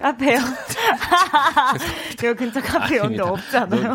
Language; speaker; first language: Korean; native; Korean